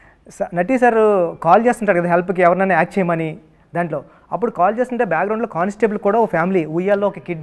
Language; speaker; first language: Telugu; native; Telugu